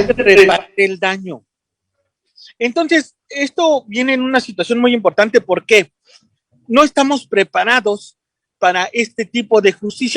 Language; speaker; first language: Spanish; native; Spanish